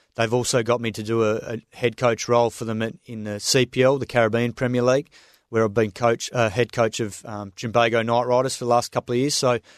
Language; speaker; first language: English; native; English